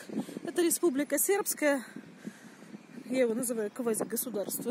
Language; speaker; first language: Russian; native; Russian